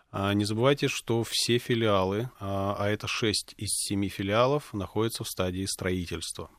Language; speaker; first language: Russian; native; Russian